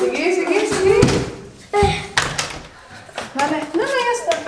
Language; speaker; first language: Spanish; non-native, fluent; Filipino